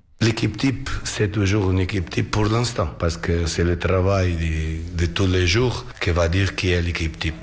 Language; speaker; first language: French; non-native, fluent; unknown